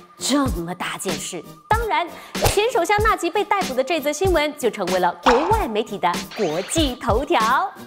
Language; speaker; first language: Chinese; native; Chinese